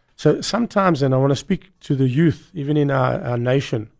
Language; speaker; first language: English; native; English